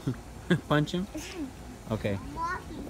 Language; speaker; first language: English; native; English